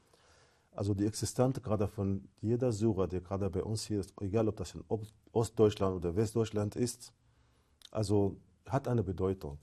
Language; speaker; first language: German; non-native, fluent; Arabic